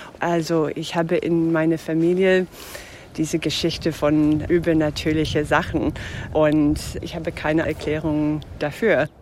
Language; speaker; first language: German; non-native, fluent; English